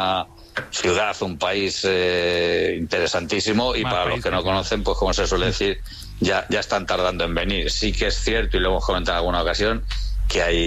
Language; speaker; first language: Spanish; native; Spanish